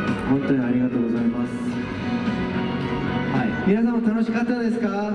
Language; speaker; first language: Japanese; non-native, fluent; Korean